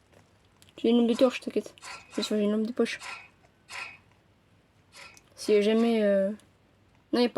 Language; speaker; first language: French; native; French